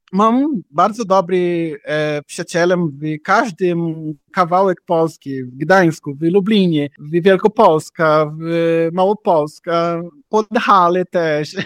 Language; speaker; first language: Polish; non-native, learner; Portuguese